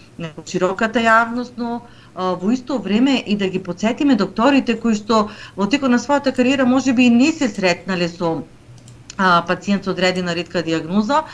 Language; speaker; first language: Macedonian; native; Macedonian